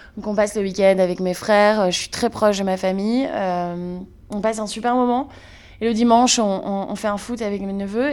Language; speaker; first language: French; native; French